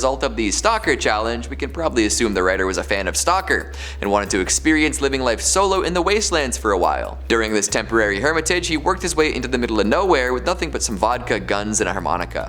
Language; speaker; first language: English; native; English